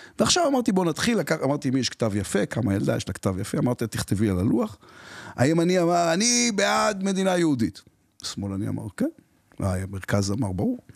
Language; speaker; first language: Hebrew; native; Hebrew